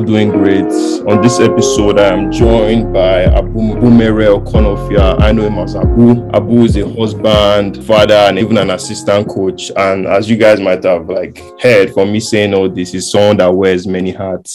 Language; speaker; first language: English; non-native, local second language; Yoruba